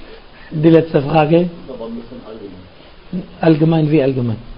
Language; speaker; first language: German; non-native, fluent; Arabic